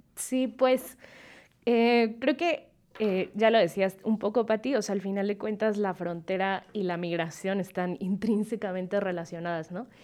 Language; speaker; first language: Spanish; native; Spanish